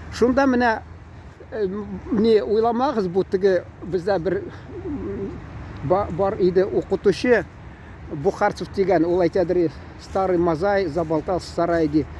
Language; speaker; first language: Tatar; early bilingual, heritage; Tatar